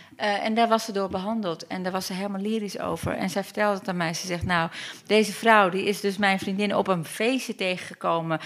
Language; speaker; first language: Dutch; early bilingual, other home language; Turkish